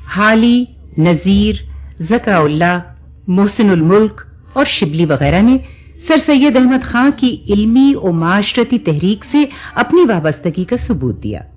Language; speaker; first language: Urdu; native; Urdu